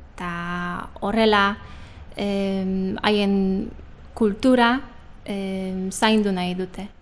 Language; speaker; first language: Basque; non-native, learner; Polish